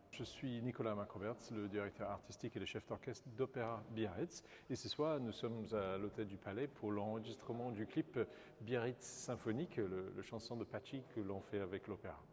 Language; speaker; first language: French; non-native, fluent; English